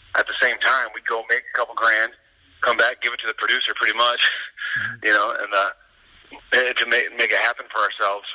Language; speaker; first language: English; native; English